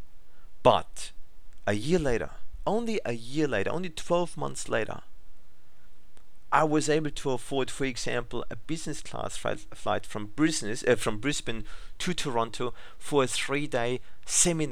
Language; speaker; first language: English; non-native, fluent; German